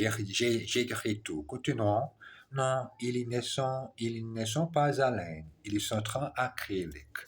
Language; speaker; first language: French; non-native, learner; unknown